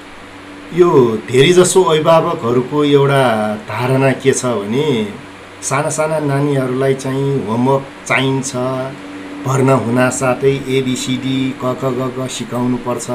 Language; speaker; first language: Nepali; non-native, local second language; Newari